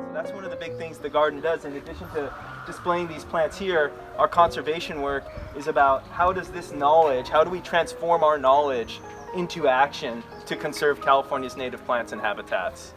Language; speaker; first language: English; native; English